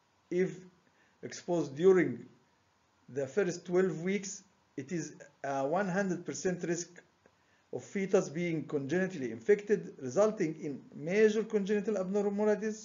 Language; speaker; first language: English; non-native, fluent; Arabic